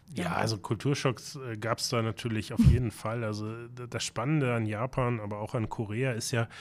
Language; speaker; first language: German; native; German